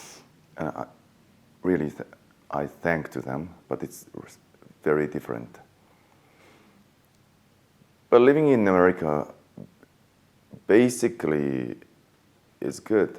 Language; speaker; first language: English; non-native, fluent; Japanese